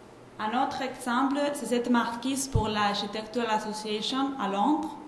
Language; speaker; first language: French; non-native, fluent; Spanish